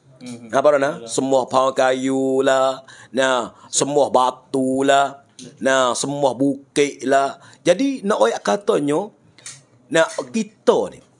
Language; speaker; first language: Malay; native; Malay